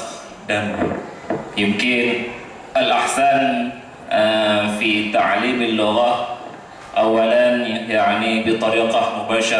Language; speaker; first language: Arabic; non-native, fluent; Indonesian